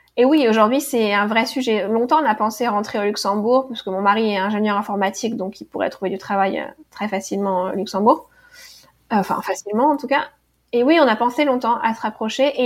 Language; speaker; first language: French; native; French